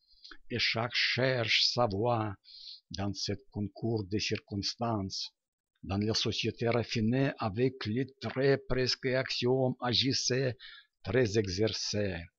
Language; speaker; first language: French; non-native, learner; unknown